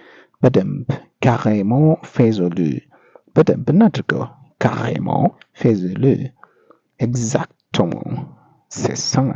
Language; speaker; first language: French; non-native, fluent; Amharic